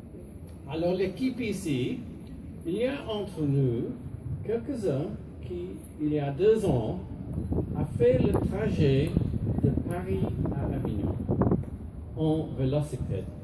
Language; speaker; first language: French; non-native, fluent; English